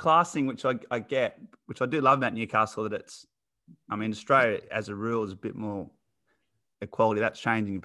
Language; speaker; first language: English; native; English